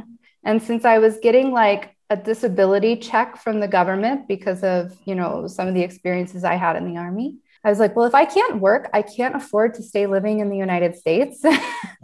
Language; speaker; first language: English; native; English